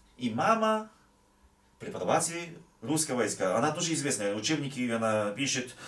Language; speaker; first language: Russian; non-native, fluent; Japanese